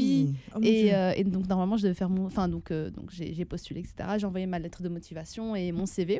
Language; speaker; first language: French; native; French